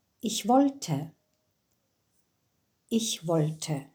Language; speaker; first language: German; non-native, fluent; English